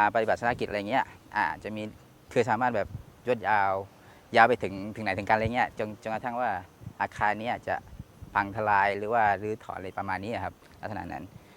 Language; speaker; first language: Thai; non-native, local second language; Pattani Malay